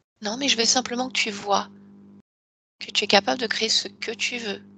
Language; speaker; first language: French; native; French